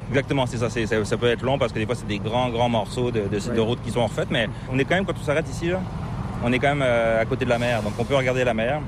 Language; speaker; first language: French; native; French